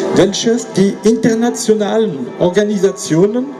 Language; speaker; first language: German; non-native, fluent; French